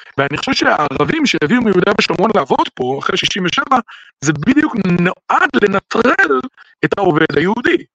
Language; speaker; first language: Hebrew; native; Hebrew